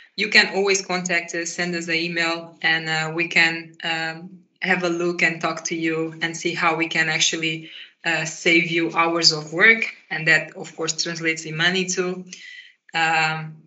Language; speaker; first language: English; non-native, fluent; Portuguese